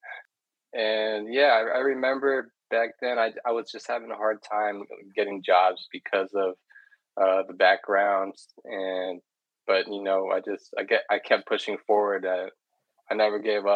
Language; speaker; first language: English; native; English